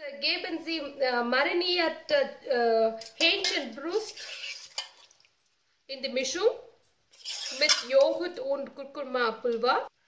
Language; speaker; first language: German; non-native, learner; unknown